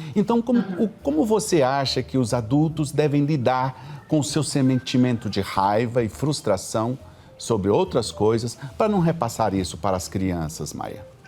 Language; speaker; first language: Portuguese; native; Portuguese